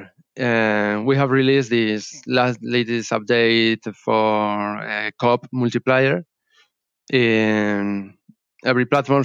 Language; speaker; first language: English; non-native, learner; Spanish